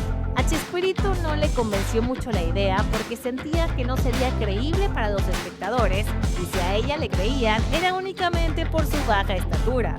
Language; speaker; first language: Spanish; native; Spanish